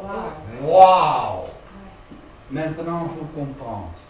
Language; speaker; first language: French; non-native, learner; Dutch